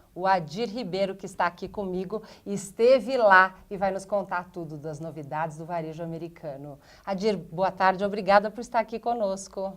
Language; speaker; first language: Portuguese; native; Portuguese